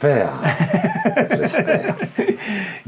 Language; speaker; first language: French; native; French